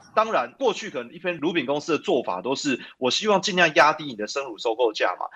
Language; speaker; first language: Chinese; native; Chinese